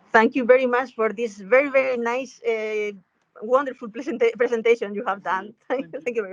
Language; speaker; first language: English; non-native, fluent; Spanish